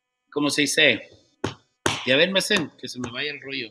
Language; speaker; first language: Spanish; early bilingual, heritage; Spanish